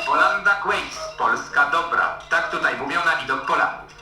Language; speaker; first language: Polish; native; Polish